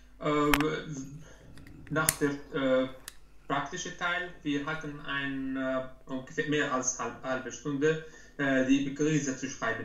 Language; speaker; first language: German; non-native, learner; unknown